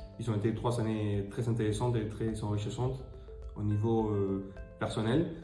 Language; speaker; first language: French; non-native, fluent; Spanish